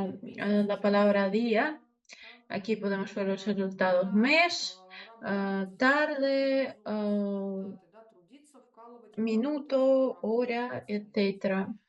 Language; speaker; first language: Spanish; non-native, fluent; Russian